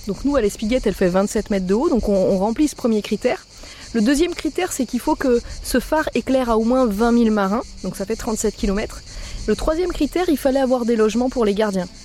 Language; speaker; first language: French; native; French